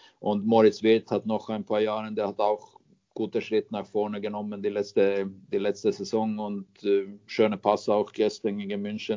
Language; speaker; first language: German; non-native, fluent; Swedish